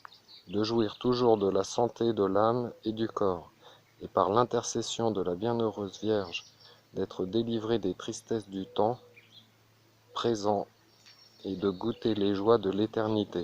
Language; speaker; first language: French; native; French